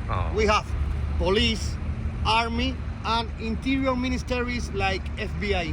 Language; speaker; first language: English; non-native, fluent; Spanish